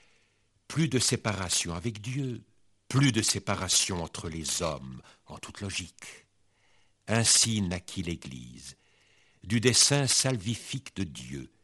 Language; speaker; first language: French; native; French